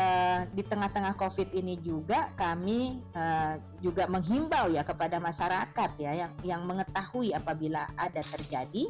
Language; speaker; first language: Indonesian; native; Indonesian